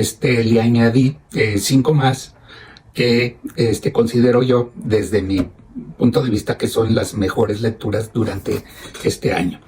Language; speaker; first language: Spanish; native; Spanish